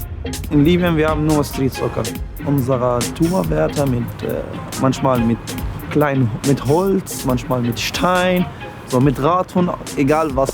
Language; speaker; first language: German; non-native, learner; Arabic